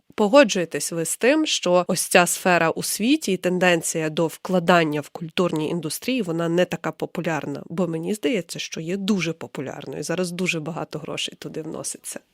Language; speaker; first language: Ukrainian; native; Ukrainian